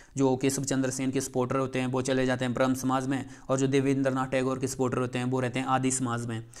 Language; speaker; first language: Hindi; native; Hindi